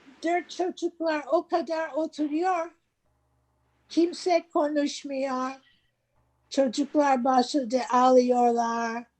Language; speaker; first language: Turkish; non-native, learner; English